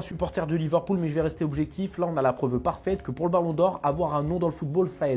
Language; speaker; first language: French; native; French